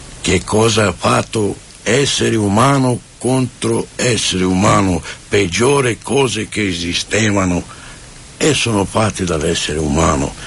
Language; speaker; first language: Italian; non-native, fluent; Romany